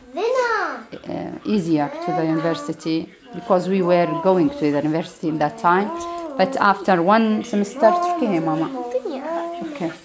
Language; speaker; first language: English; non-native, fluent; Arabic